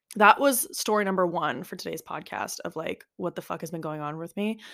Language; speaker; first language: English; native; English